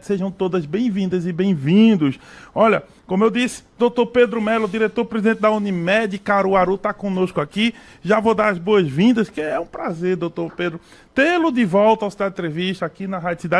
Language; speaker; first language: Portuguese; native; Portuguese